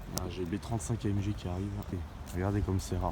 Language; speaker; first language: French; native; French